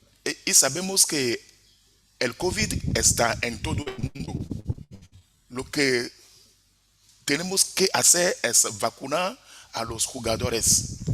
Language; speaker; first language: Spanish; non-native, fluent; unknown